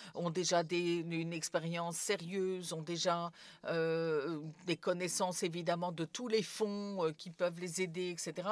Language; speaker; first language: French; non-native, fluent; Serbian